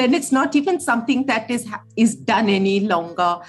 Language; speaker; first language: English; non-native, local second language; Hindi